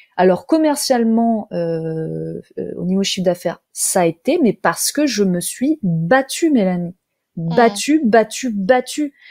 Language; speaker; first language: French; native; French